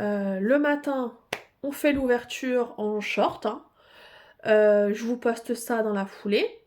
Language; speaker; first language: French; native; French